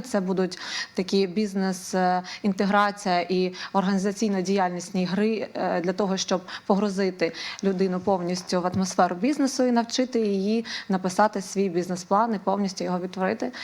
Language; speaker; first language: Ukrainian; native; Ukrainian